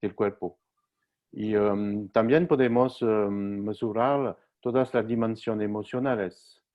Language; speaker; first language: Spanish; non-native, learner; French